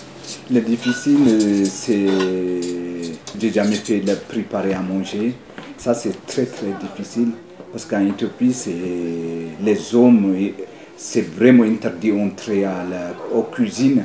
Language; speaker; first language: French; non-native, learner; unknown